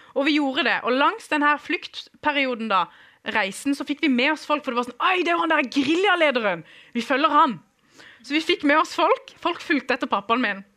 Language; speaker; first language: Norwegian; early bilingual, other home language; Kurdish